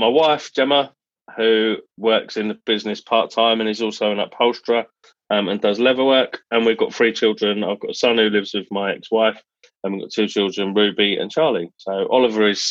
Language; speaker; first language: English; native; English